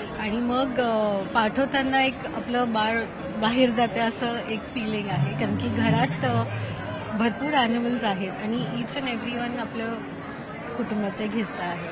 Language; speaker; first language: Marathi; non-native, fluent; Hindi